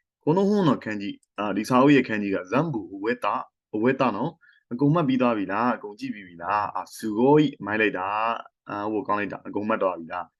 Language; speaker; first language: Japanese; non-native, learner; Burmese